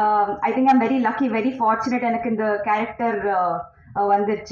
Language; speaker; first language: Tamil; non-native, learner; Telugu